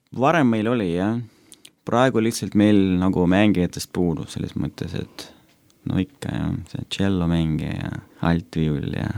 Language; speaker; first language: Estonian; non-native, local second language; Russian